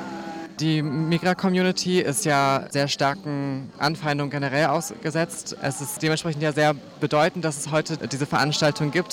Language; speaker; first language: German; native; German